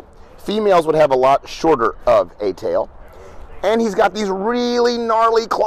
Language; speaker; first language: English; native; English